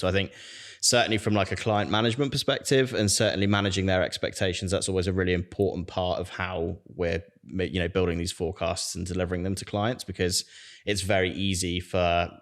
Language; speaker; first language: English; native; English